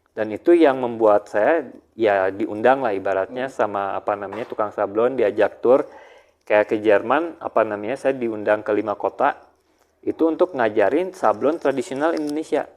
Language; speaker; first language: Indonesian; early bilingual, heritage; Indonesian